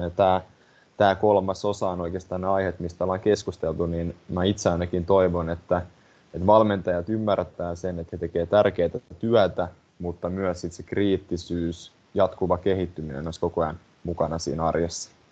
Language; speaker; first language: Finnish; native; Finnish